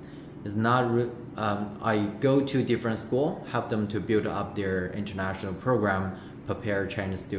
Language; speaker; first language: English; non-native, fluent; Chinese